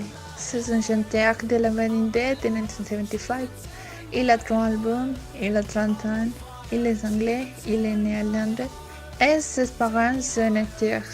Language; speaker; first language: French; non-native, learner; Spanish